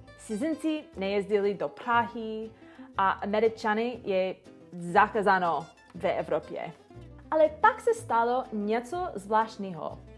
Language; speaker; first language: Czech; non-native, learner; English